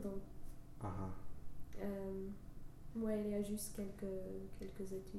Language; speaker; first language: French; non-native, fluent; English